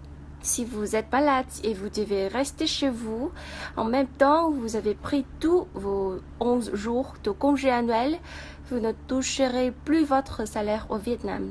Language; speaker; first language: French; non-native, fluent; Vietnamese